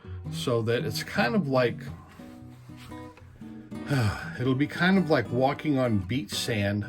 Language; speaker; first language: English; native; English